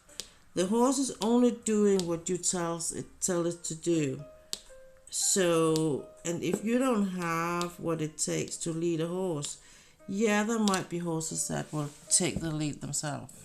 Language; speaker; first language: English; non-native, fluent; Danish